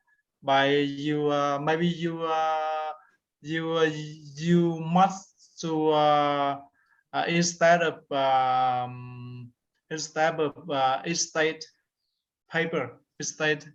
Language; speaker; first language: English; non-native, learner; Vietnamese